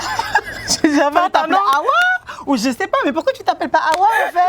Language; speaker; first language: French; native; French